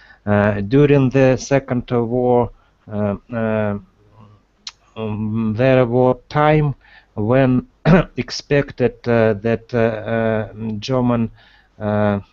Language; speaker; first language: English; non-native, learner; Russian